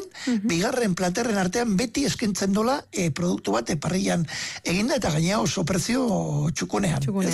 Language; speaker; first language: Basque; native; Basque